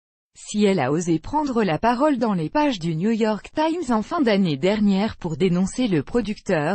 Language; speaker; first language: French; native; French